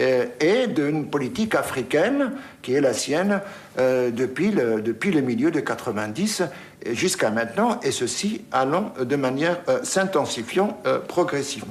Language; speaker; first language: French; native; French